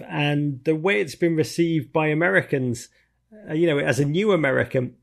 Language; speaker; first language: English; native; English